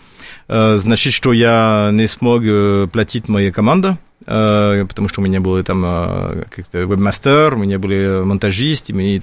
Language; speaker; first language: Russian; non-native, fluent; French